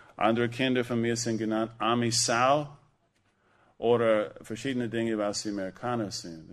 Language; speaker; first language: German; non-native, fluent; English